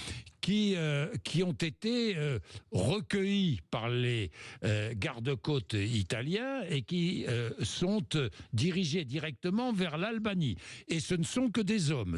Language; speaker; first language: French; native; French